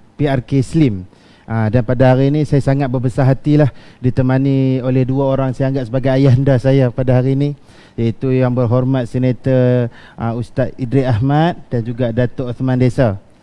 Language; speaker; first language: Malay; native; Malay